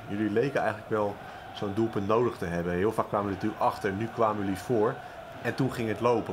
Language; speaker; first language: Dutch; native; Dutch